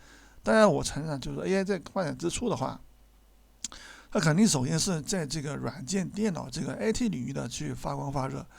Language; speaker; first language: Chinese; native; Chinese